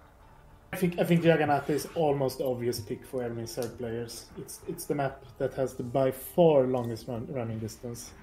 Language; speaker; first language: English; non-native, fluent; Swedish